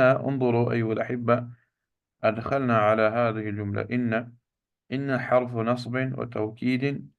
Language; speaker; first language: Arabic; non-native, fluent; Urdu